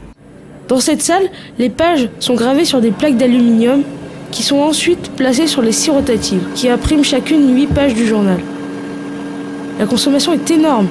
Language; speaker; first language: French; native; French